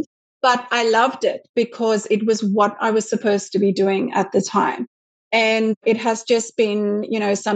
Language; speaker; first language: English; native; English